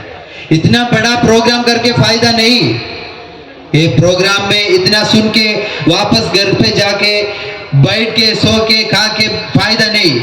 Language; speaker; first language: Hindi; non-native, local second language; Malayalam